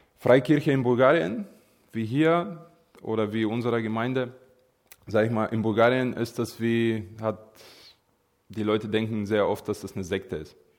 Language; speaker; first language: German; non-native, fluent; Bulgarian